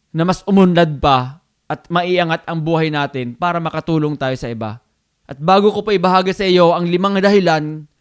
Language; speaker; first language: Filipino; non-native, local second language; Bikol